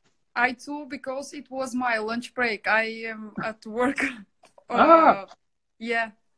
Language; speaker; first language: English; non-native, fluent; Bulgarian